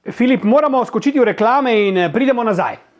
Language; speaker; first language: Slovenian; native; Slovenian